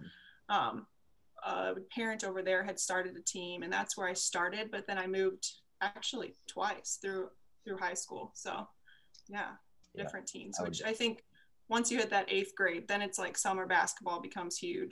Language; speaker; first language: English; native; English